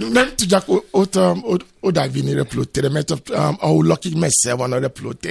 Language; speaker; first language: Hungarian; non-native, fluent; Yoruba